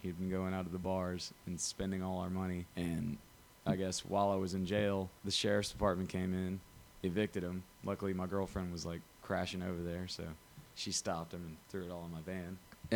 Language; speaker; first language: English; native; English